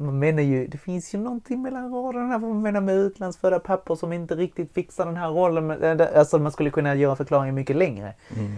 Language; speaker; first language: Swedish; early bilingual, other home language; Spanish